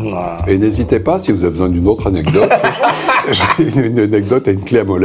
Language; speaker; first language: French; native; French